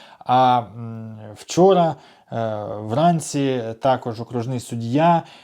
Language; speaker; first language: Ukrainian; non-native, local second language; Russian